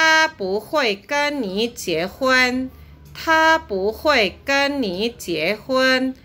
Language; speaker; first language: Chinese; non-native, fluent; Indonesian